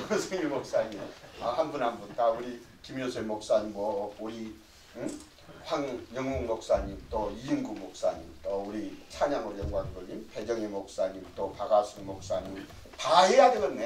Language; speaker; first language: Korean; native; Korean